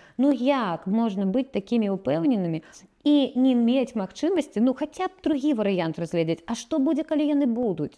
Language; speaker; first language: Belarusian; non-native, local second language; Russian